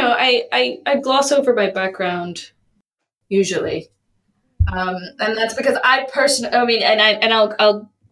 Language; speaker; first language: English; native; English